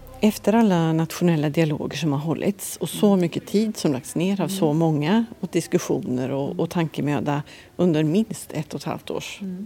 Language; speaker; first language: Swedish; native; Swedish